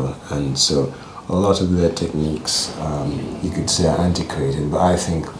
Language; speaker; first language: English; non-native, local second language; Ganda